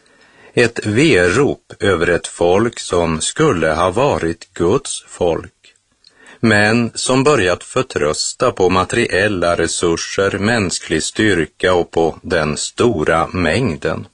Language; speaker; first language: Swedish; native; Swedish